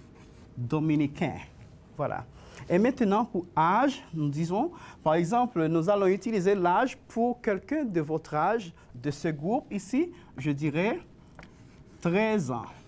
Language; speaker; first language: French; non-native, fluent; Spanish